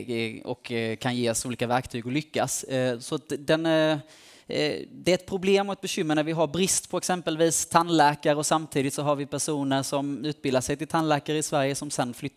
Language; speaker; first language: Swedish; native; Swedish